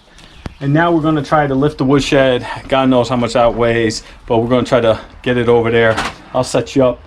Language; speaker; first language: English; native; English